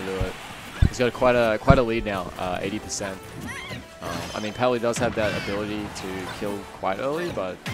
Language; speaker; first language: English; native; English